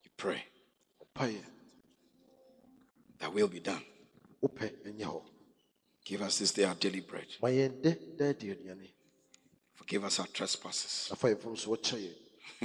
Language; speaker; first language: English; non-native, local second language; Ga